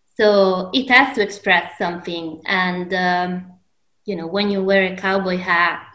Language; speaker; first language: English; non-native, fluent; Italian